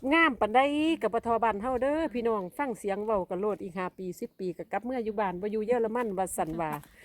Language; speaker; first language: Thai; non-native, local second language; Northeastern Thai